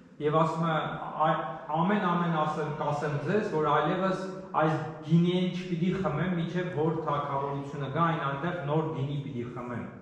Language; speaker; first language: Armenian; native; Armenian